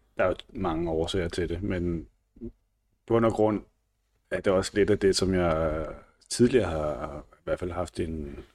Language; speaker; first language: Danish; native; Danish